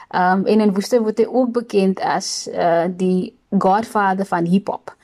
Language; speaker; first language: Afrikaans; native; Afrikaans